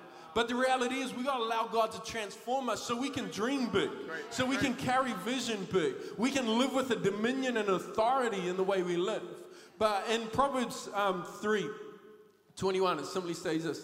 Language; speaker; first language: English; native; English